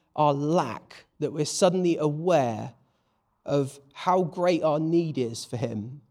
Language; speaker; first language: English; native; English